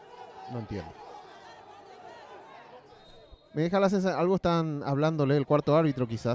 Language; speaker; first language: Spanish; native; Spanish